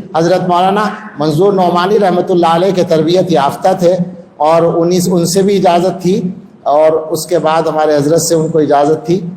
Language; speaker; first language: Urdu; non-native, local second language; Punjabi